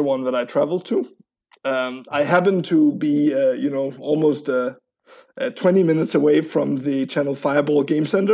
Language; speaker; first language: English; non-native, fluent; Danish